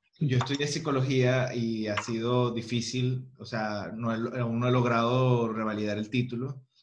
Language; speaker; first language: Spanish; native; Spanish